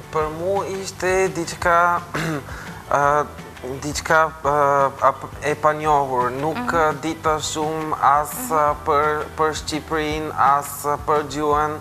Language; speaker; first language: Albanian; non-native, fluent; Bulgarian